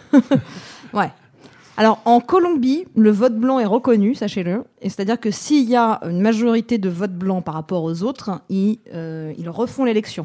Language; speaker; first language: French; native; French